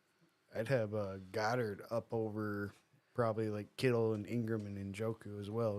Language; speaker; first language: English; native; English